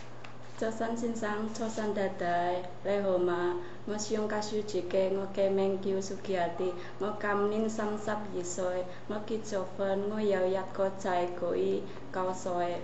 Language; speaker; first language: Chinese; non-native, learner; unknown